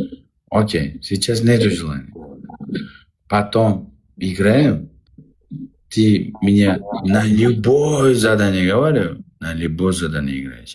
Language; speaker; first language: Russian; non-native, local second language; Uzbek